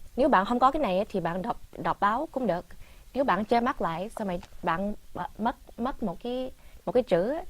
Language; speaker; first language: Vietnamese; early bilingual, other home language; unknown